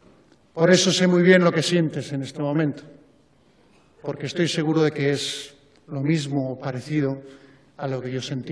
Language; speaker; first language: Spanish; native; Spanish